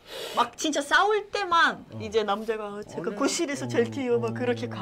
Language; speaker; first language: Korean; non-native, fluent; Russian